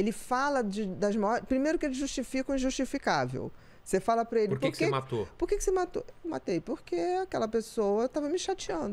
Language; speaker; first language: Portuguese; native; Portuguese